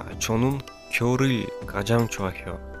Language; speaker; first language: Korean; non-native, fluent; Kyrgyz